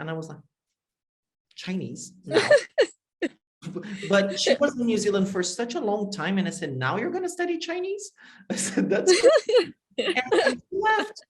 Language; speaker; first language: English; non-native, fluent; Portuguese